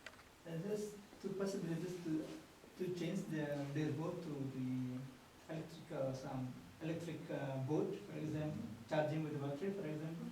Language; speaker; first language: English; non-native, learner; Indonesian